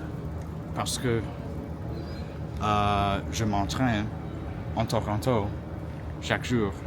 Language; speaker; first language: French; non-native, local second language; English